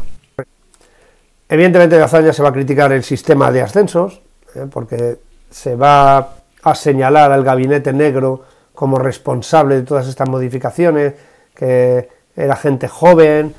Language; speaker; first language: Spanish; native; Spanish